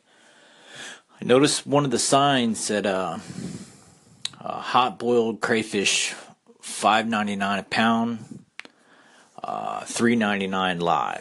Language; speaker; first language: English; native; English